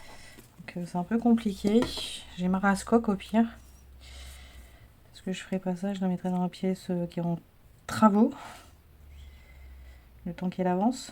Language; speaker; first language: French; native; French